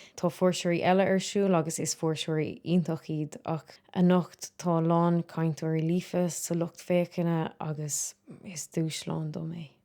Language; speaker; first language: Irish; non-native, local second language; English